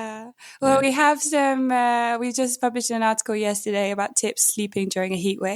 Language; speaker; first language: English; native; English